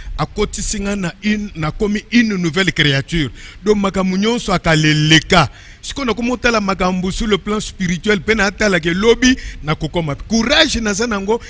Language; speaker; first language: Lingala; native; Lingala